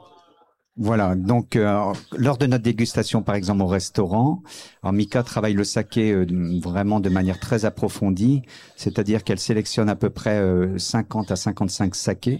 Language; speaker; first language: French; native; French